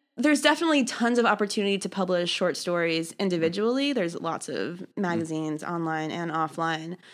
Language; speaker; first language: English; native; English